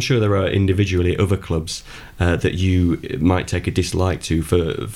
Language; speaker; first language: English; native; English